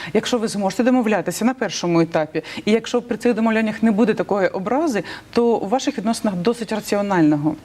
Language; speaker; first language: Ukrainian; non-native, local second language; Russian